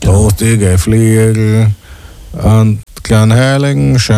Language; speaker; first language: German; native; German